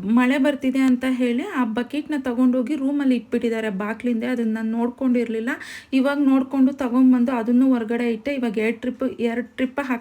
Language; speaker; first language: Kannada; native; Kannada